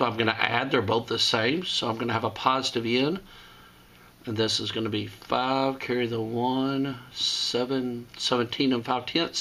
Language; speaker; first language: English; native; English